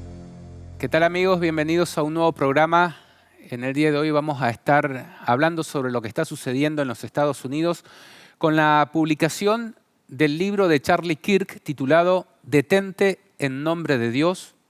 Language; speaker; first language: Spanish; native; Spanish